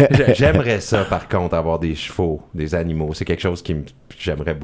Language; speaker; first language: French; native; French